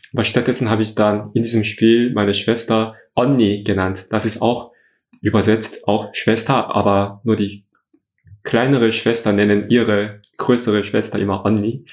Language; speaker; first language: German; non-native, fluent; Korean